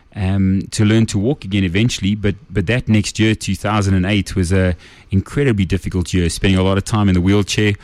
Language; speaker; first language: English; native; English